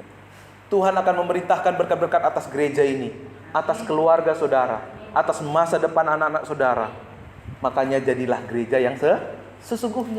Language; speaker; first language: Indonesian; native; Indonesian